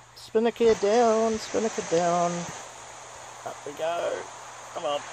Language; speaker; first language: English; native; English